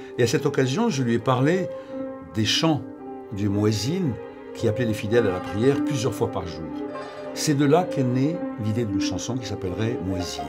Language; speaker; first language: French; non-native, local second language; Arabic